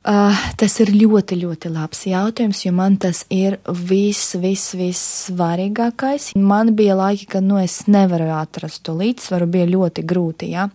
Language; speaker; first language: Latvian; non-native, local second language; Russian